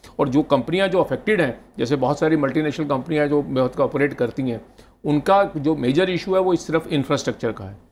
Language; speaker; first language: Hindi; native; Hindi